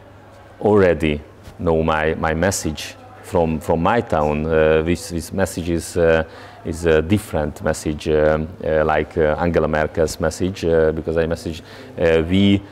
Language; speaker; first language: English; non-native, learner; Hungarian